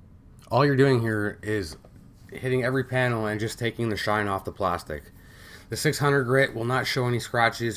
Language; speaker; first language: English; native; English